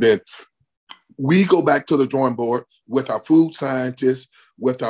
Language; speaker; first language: English; native; English